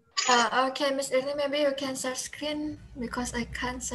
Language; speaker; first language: English; non-native, fluent; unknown